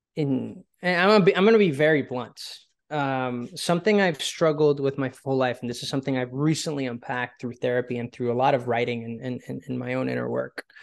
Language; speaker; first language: English; early bilingual, other home language; Spanish